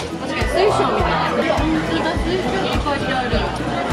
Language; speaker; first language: Japanese; native; Japanese